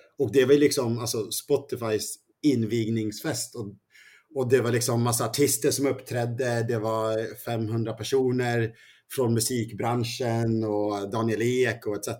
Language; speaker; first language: Swedish; early bilingual, other home language; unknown